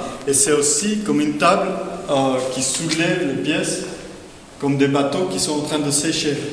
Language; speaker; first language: French; non-native, fluent; Spanish